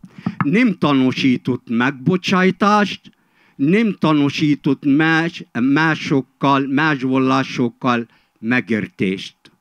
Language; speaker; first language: Hungarian; non-native, fluent; Arabic